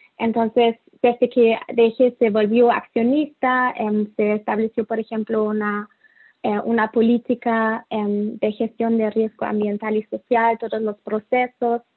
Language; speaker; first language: Spanish; non-native, fluent; German